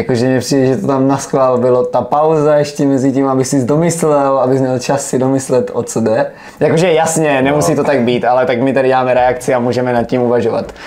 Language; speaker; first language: Czech; native; Czech